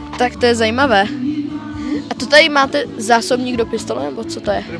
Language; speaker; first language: Czech; native; Czech